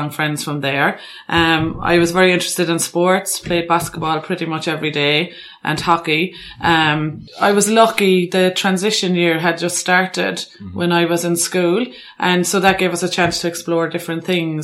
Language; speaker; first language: English; native; English